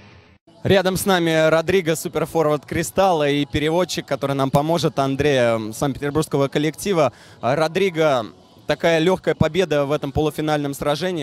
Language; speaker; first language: Russian; native; Russian